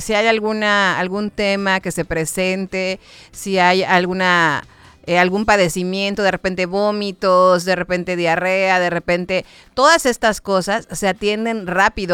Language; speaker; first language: Spanish; native; Spanish